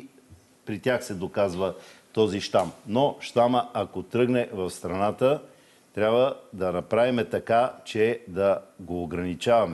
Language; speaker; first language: Bulgarian; native; Bulgarian